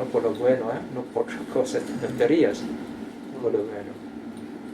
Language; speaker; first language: Spanish; non-native, learner; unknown